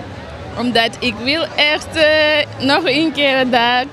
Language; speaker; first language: Dutch; non-native, learner; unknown